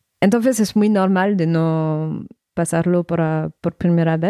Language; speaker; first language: Spanish; non-native, fluent; French